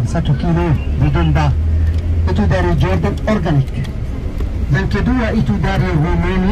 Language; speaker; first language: Indonesian; non-native, learner; Arabic